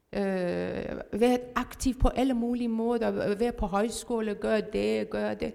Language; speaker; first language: Danish; non-native, fluent; Persian